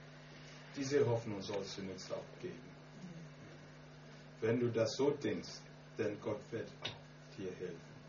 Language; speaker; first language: German; non-native, learner; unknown